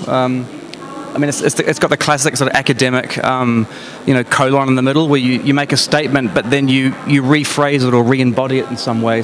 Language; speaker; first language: English; native; English